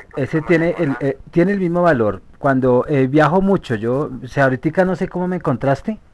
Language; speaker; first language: Spanish; native; Spanish